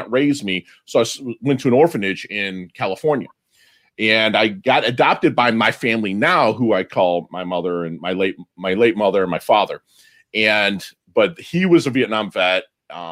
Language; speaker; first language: English; native; English